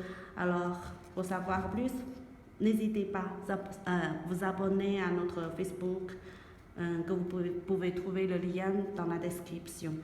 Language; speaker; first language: French; non-native, learner; Chinese